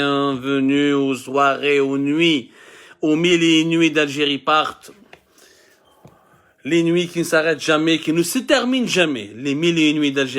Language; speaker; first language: French; non-native, local second language; Arabic